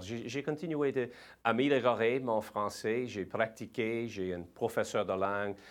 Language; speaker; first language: French; non-native, learner; English